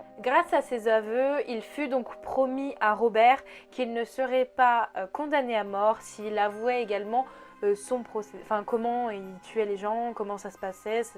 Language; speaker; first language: French; native; French